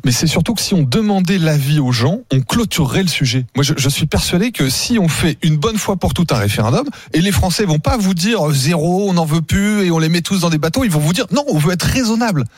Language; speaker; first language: French; native; French